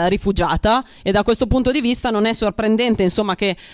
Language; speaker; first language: Italian; native; Italian